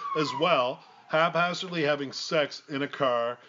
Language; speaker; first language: English; native; English